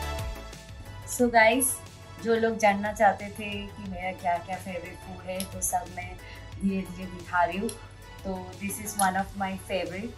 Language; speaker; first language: Hindi; non-native, local second language; Bangla